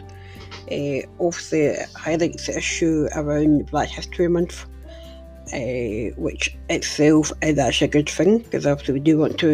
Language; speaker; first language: English; native; English